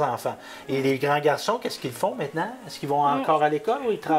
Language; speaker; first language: French; native; French